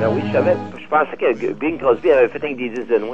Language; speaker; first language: French; native; French